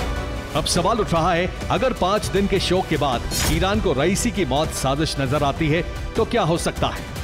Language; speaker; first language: Hindi; native; Hindi